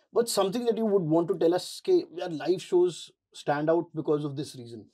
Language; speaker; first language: Hindi; native; Hindi